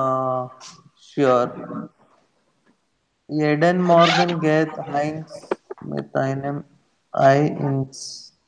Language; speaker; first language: German; non-native, learner; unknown